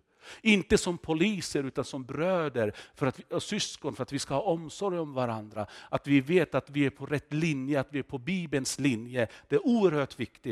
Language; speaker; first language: Swedish; non-native, fluent; Finnish